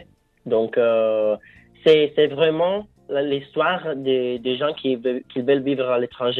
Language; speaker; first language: French; non-native, fluent; Italian